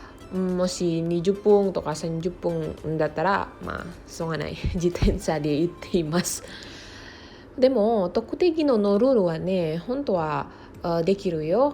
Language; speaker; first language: Japanese; non-native, learner; Indonesian